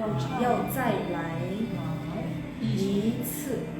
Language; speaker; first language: Chinese; non-native, fluent; Indonesian